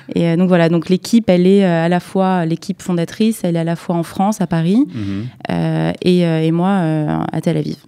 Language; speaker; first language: French; native; French